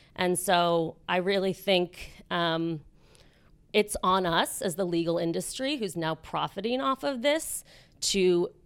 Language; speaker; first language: English; native; English